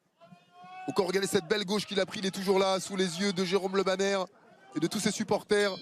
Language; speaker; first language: French; native; French